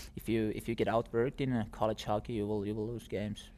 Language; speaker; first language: English; non-native, fluent; Finnish